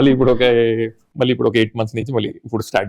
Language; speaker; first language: Telugu; native; Telugu